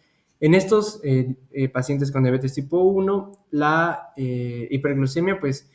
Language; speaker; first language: Spanish; native; Spanish